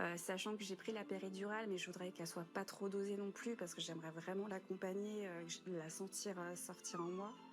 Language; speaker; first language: French; native; French